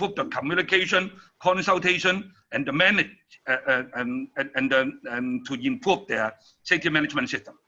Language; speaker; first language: English; non-native, learner; Chinese